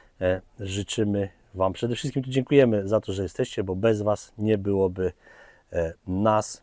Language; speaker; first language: Polish; native; Polish